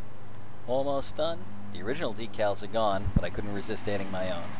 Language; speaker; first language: English; native; English